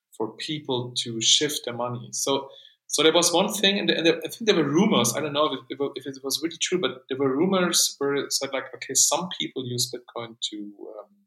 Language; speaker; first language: English; non-native, fluent; German